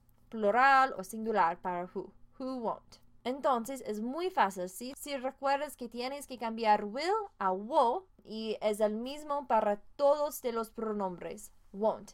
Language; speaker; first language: Spanish; non-native, fluent; English